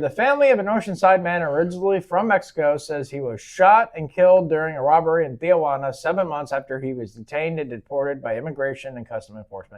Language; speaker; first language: English; native; English